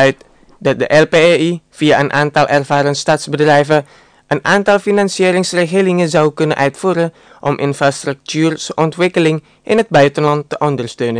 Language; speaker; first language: Dutch; non-native, fluent; Indonesian